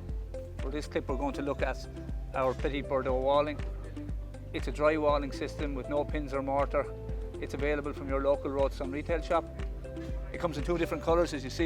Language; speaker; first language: English; native; English